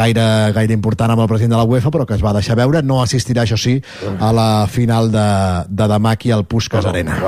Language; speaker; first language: Catalan; native; Catalan